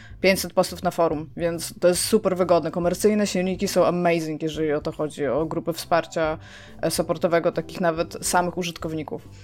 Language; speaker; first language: Polish; native; Polish